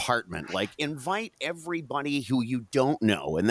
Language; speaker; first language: English; native; English